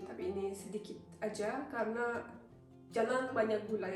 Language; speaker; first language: Indonesian; non-native, learner; Turkish